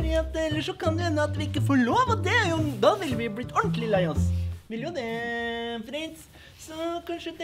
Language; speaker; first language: Norwegian; native; Norwegian